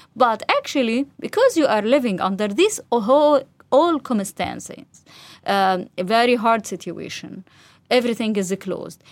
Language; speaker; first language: English; non-native, fluent; Arabic